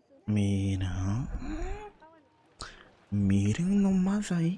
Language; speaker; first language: Spanish; native; Spanish